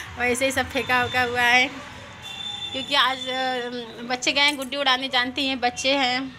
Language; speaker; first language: Hindi; native; Hindi